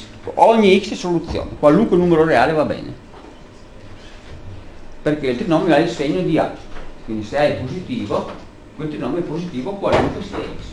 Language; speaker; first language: Italian; native; Italian